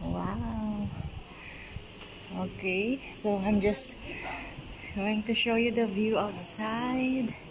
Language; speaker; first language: English; non-native, fluent; Filipino